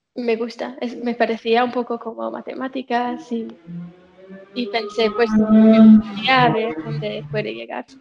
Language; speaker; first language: Spanish; non-native, fluent; English